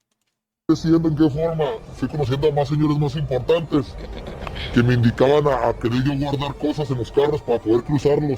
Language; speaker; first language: Spanish; native; Spanish